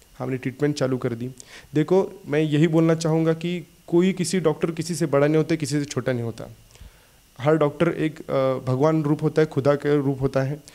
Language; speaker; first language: Hindi; non-native, local second language; Marathi